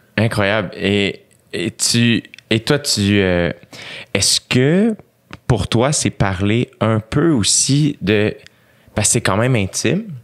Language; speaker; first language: French; native; French